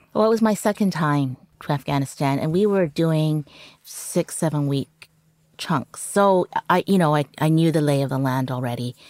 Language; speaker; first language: English; early bilingual, other home language; Cantonese